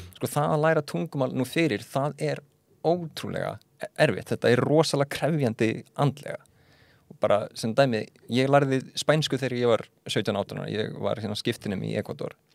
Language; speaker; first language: Icelandic; native; Icelandic